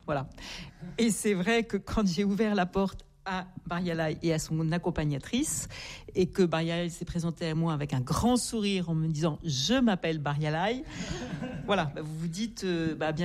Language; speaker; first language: French; native; French